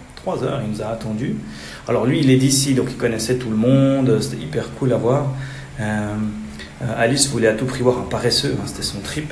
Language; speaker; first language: French; native; French